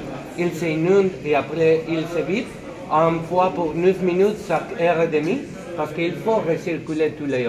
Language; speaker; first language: French; non-native, learner; Spanish